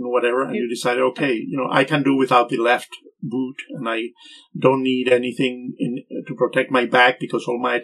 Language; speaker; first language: English; non-native, fluent; Spanish